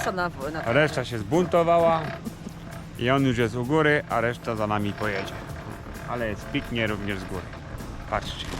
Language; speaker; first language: Polish; native; Polish